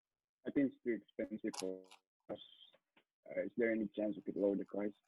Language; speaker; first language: English; non-native, learner; Indonesian